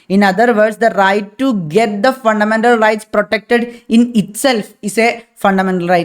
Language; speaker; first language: English; non-native, local second language; Malayalam